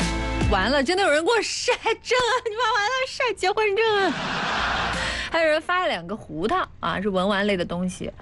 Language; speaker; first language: Chinese; native; Chinese